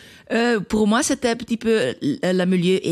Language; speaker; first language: French; non-native, learner; Dutch